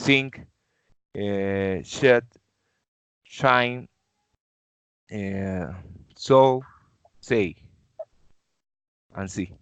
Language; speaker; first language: English; non-native, learner; Spanish